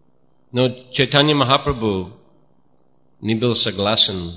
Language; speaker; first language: Russian; non-native, fluent; English